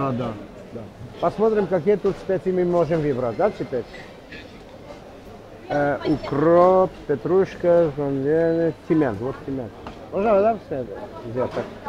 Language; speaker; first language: Russian; non-native, fluent; Armenian